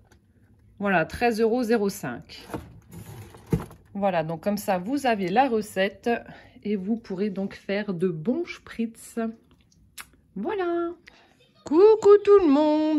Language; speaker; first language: French; native; French